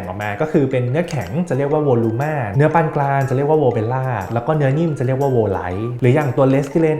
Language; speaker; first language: Thai; native; Thai